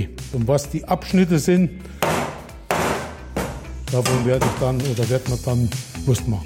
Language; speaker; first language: German; native; German